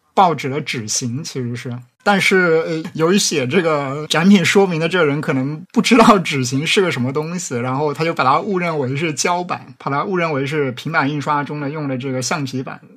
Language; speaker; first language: Chinese; native; Chinese